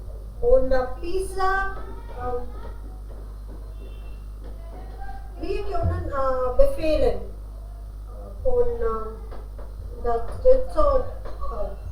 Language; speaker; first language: German; non-native, learner; Hindi